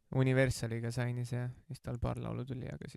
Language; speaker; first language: Estonian; native; Estonian